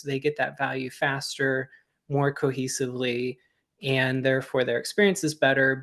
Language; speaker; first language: English; native; English